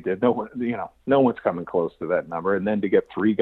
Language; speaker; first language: English; native; English